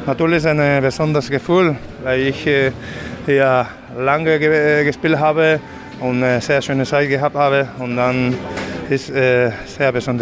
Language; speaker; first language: German; non-native, fluent; Spanish